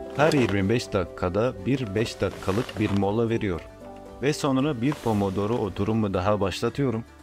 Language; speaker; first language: Turkish; non-native, fluent; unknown